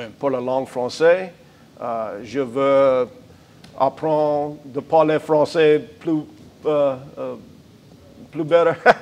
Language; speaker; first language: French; non-native, local second language; English